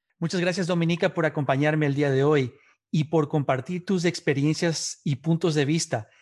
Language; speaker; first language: Spanish; native; Spanish